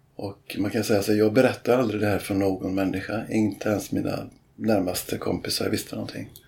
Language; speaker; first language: Swedish; native; Swedish